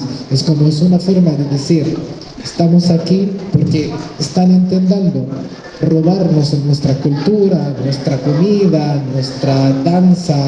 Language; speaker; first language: Spanish; non-native, fluent; Arabic